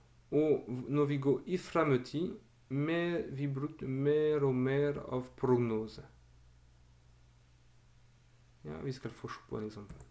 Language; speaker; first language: Norwegian; non-native, learner; Dutch